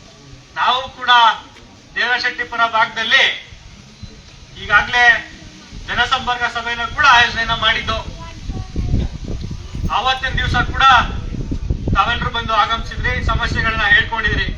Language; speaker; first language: Kannada; native; Kannada